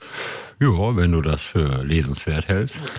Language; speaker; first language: German; native; German